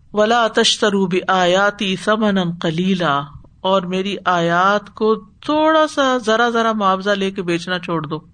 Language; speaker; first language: Urdu; native; Urdu